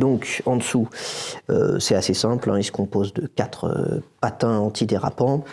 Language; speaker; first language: French; native; French